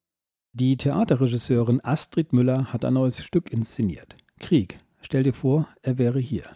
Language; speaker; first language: German; native; German